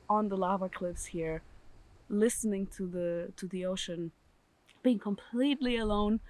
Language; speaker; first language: English; non-native, fluent; German